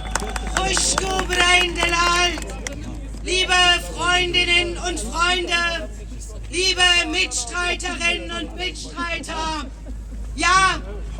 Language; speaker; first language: German; early bilingual, other home language; Kurdish